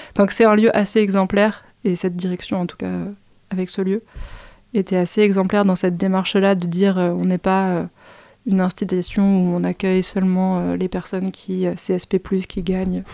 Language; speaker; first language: French; native; French